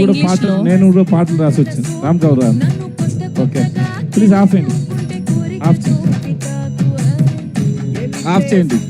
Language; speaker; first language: Telugu; non-native, learner; Tamil